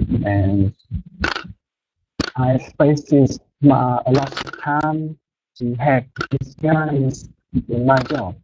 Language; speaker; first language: English; non-native, learner; Vietnamese